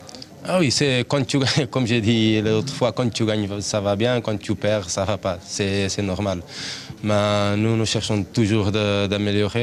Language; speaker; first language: French; non-native, fluent; Portuguese